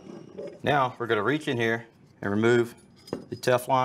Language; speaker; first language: English; native; English